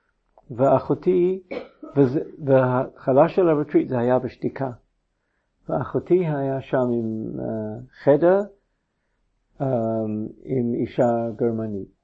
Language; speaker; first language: Hebrew; non-native, fluent; English